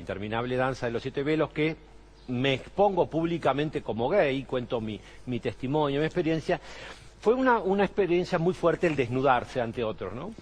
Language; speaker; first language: Spanish; native; Spanish